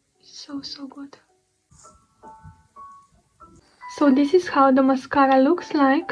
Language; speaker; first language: English; non-native, fluent; Romanian